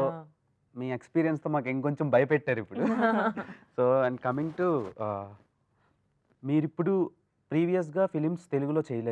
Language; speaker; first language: Telugu; native; Telugu